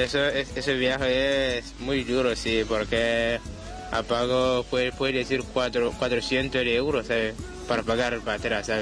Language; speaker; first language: Spanish; non-native, learner; Wolof